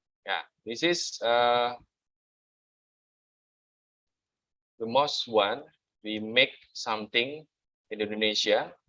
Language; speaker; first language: English; non-native, learner; Indonesian